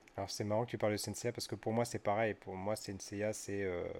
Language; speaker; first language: French; early bilingual, other home language; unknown